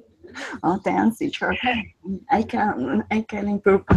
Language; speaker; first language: English; non-native, learner; Spanish